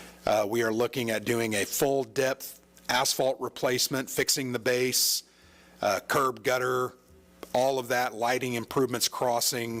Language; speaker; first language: English; native; English